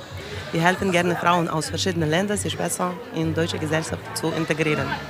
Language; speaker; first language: German; non-native, learner; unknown